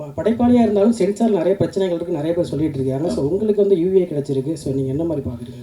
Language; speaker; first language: Tamil; native; Tamil